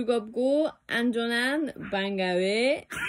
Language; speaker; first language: Korean; non-native, learner; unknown